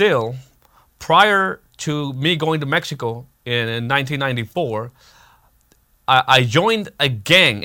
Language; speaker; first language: English; early bilingual, other home language; Spanish